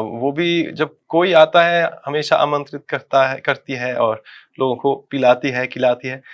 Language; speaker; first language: Hindi; non-native, fluent; Dutch